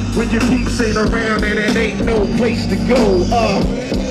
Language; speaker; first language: English; native; English